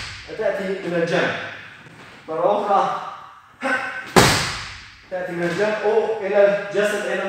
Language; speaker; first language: Arabic; non-native, fluent; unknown